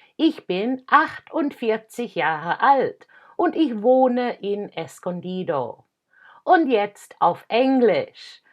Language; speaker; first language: German; non-native, fluent; English